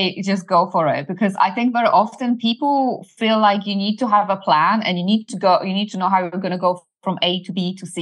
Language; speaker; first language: English; non-native, fluent; Polish